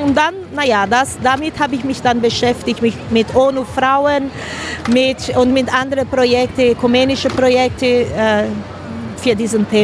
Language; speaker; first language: German; non-native, fluent; Spanish